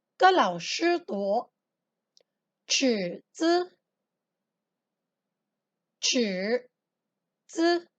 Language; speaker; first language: Chinese; non-native, fluent; Thai